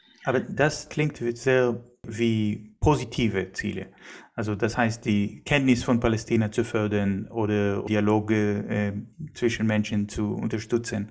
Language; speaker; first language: German; non-native, fluent; Hebrew